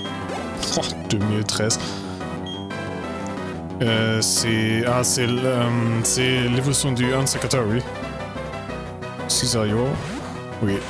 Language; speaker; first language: French; non-native, learner; German